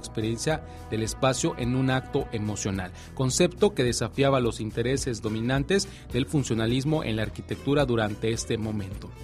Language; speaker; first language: Spanish; native; Spanish